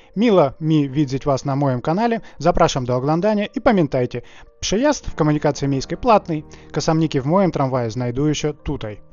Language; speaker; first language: Polish; non-native, fluent; Russian